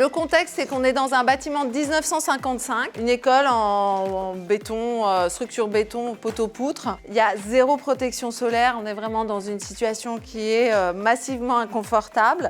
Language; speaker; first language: French; native; French